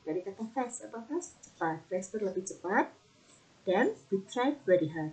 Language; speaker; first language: English; non-native, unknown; Indonesian